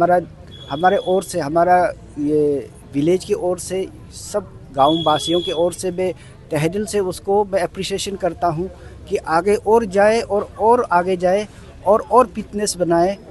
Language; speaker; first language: Hindi; non-native, local second language; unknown